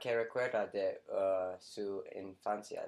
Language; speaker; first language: Spanish; non-native, learner; English